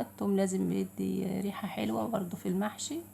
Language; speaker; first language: Arabic; native; Arabic